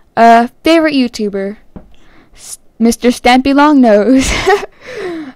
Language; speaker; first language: English; native; English